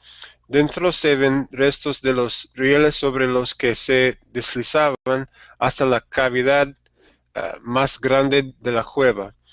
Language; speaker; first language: Spanish; non-native, learner; English